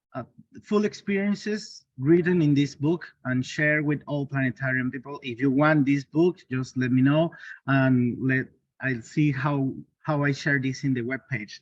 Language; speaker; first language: English; non-native, learner; Spanish